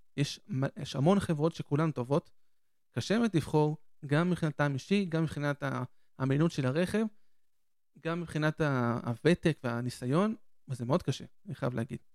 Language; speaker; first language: Hebrew; native; Hebrew